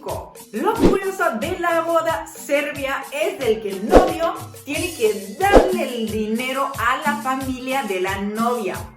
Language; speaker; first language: Spanish; non-native, fluent; Serbian